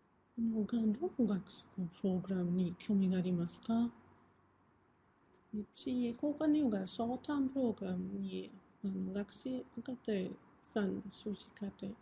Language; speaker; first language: Japanese; non-native, fluent; German